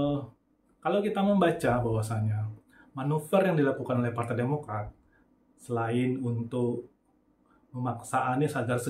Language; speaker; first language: Indonesian; native; Indonesian